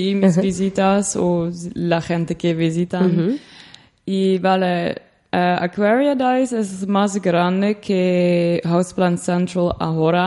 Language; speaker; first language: Spanish; non-native, learner; Dutch